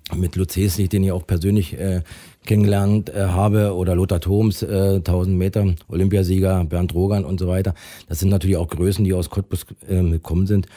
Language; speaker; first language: German; native; German